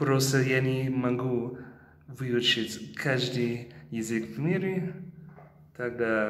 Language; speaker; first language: Russian; non-native, fluent; English